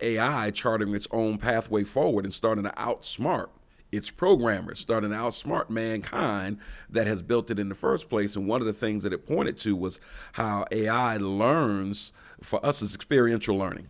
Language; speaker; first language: English; native; English